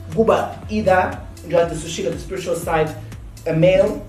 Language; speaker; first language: English; non-native, local second language; Zulu